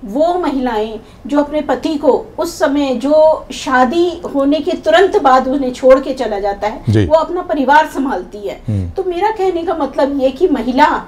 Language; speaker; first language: Hindi; native; Hindi